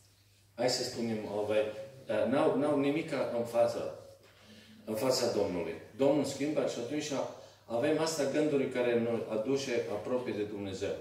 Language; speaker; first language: Romanian; non-native, learner; Serbian